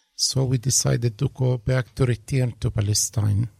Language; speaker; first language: English; non-native, fluent; Arabic